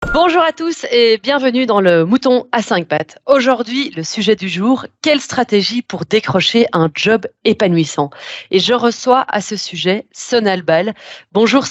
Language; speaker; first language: French; native; French